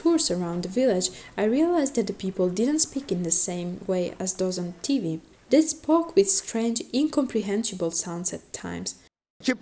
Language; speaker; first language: English; early bilingual, other home language; Spanish